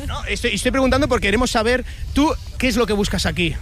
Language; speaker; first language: Spanish; native; Spanish